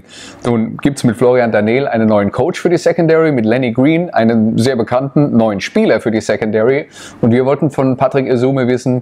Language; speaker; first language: German; native; German